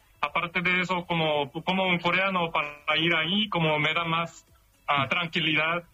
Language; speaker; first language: Spanish; non-native, learner; Korean